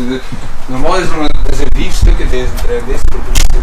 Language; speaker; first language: Dutch; native; Dutch